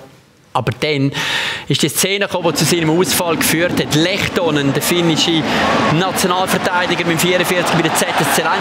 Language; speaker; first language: German; native; German